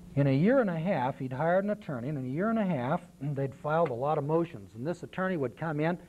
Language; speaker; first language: English; native; English